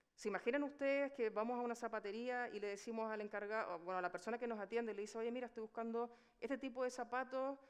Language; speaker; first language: Spanish; native; Spanish